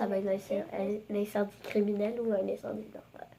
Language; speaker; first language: French; native; French